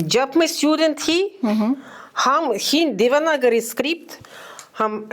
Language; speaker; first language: Hindi; non-native, fluent; Russian